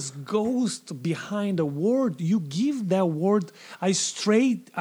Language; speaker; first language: English; non-native, fluent; Portuguese